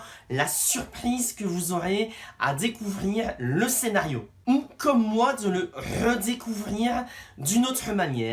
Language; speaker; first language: French; native; French